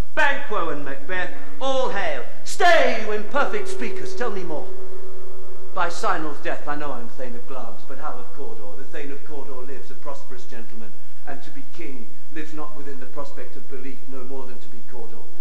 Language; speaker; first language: English; native; English